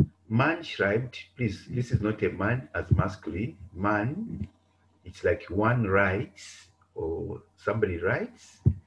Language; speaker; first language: English; non-native, local second language; Bemba